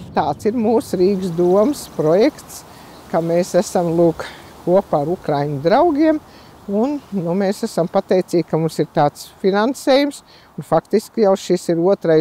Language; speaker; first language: Latvian; native; Latvian